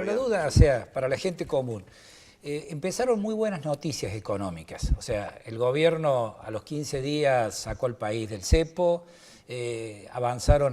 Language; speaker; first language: Spanish; native; Spanish